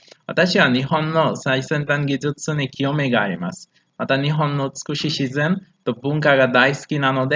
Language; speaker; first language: Japanese; non-native, learner; Bangla